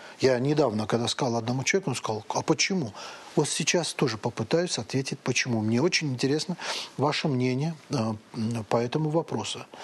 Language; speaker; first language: Russian; native; Russian